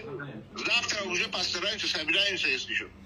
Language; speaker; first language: Russian; non-native, fluent; Tajik